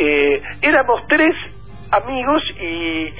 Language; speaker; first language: Spanish; native; Spanish